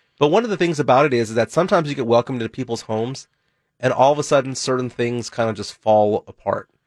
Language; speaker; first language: English; native; English